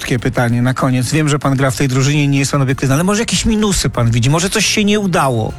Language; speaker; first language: Polish; native; Polish